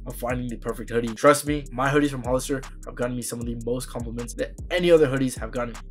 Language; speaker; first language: English; native; English